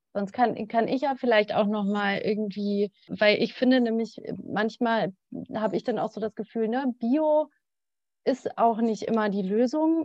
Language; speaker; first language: German; native; German